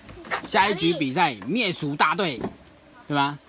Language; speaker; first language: Chinese; native; Chinese